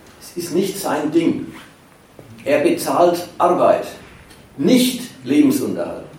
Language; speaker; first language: German; native; German